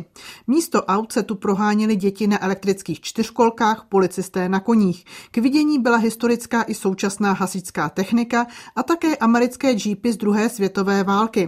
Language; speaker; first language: Czech; native; Czech